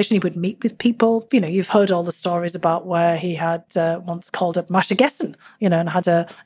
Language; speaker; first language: English; native; English